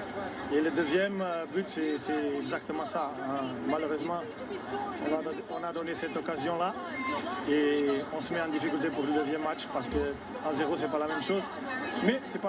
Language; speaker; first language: French; non-native, fluent; Portuguese